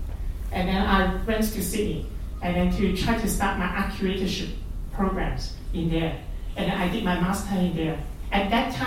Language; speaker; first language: English; non-native, local second language; Cantonese